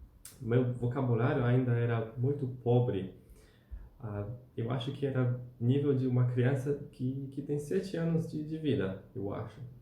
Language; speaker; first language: Portuguese; non-native, fluent; Polish